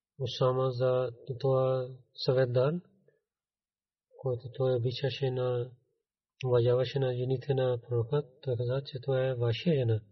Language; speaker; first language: Bulgarian; non-native, learner; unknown